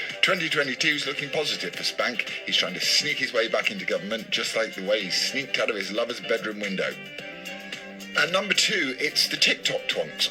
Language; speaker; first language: English; native; English